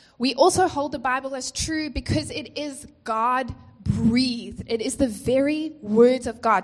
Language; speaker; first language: English; native; English